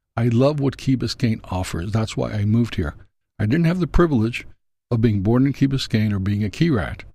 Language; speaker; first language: English; non-native, fluent; Spanish